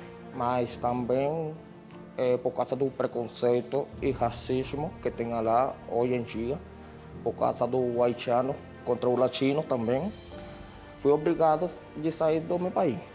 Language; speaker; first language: Portuguese; non-native, fluent; Spanish